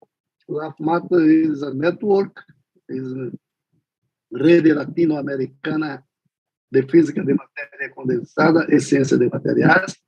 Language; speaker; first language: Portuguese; non-native, fluent; Spanish